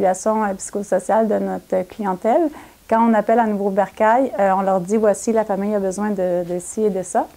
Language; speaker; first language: French; native; French